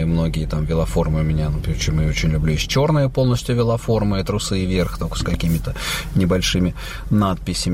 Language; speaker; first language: Russian; native; Russian